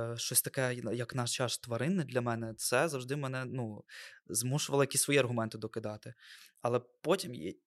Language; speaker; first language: Ukrainian; non-native, local second language; Russian